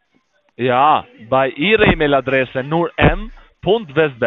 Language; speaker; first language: German; non-native, learner; Spanish